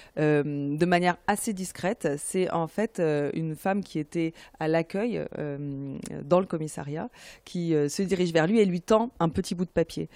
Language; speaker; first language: French; native; French